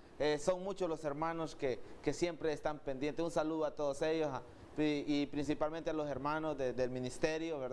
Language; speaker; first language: Spanish; native; Spanish